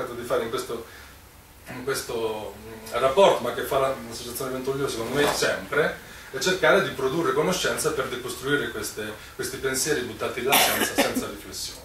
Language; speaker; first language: Italian; native; Italian